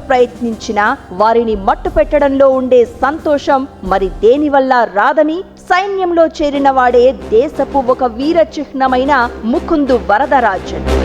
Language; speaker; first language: Telugu; native; Telugu